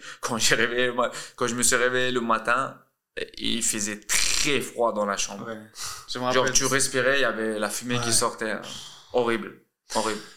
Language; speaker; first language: French; early bilingual, other home language; Russian